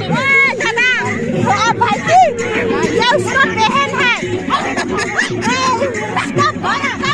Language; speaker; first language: Hindi; non-native, local second language; Assamese